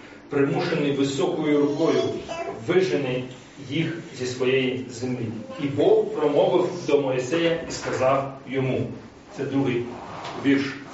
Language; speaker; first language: Ukrainian; non-native, fluent; Russian